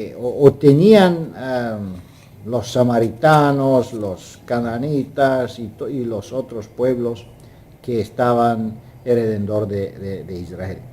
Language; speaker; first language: Spanish; non-native, fluent; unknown